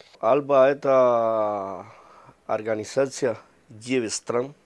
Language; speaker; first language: Russian; non-native, fluent; Spanish